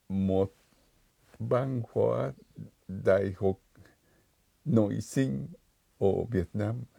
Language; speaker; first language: Vietnamese; non-native, fluent; Japanese